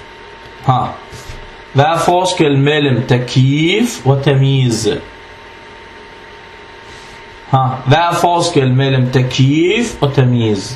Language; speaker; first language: Danish; non-native, fluent; Arabic